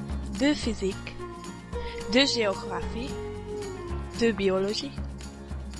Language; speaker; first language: French; non-native, learner; Hungarian